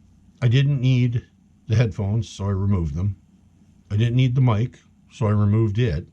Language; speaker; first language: English; native; English